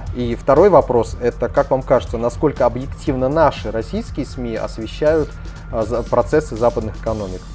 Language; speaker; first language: Russian; native; Russian